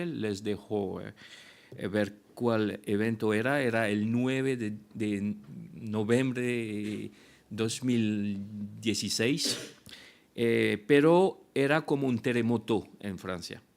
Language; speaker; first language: Spanish; non-native, fluent; French